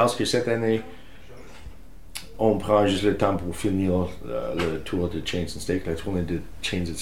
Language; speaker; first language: French; non-native, fluent; English